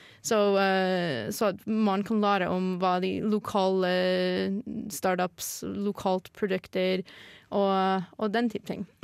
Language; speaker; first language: Norwegian; non-native, fluent; English